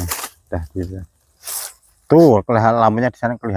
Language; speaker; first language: Indonesian; native; Indonesian